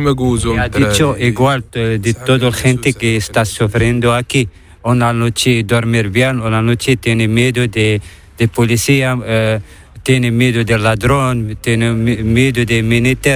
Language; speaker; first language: Spanish; non-native, learner; Arabic